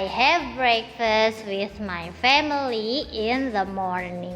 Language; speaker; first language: English; non-native, fluent; Indonesian